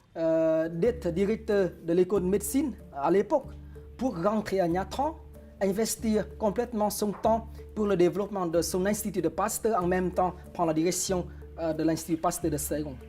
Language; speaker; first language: French; non-native, fluent; Vietnamese